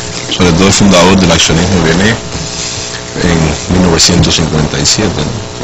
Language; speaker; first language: Spanish; native; Spanish